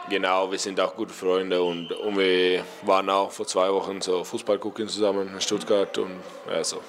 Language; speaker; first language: German; non-native, learner; Norwegian